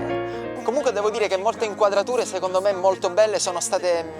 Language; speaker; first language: Italian; native; Italian